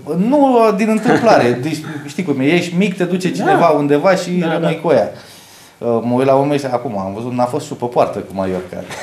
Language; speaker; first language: Romanian; native; Romanian